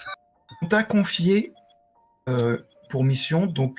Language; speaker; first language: French; native; French